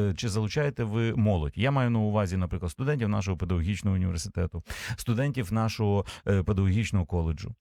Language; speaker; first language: Ukrainian; native; Ukrainian